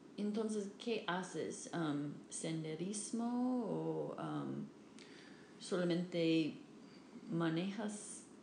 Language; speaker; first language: Spanish; non-native, learner; English